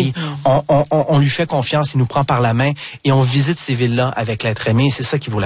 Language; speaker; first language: French; native; French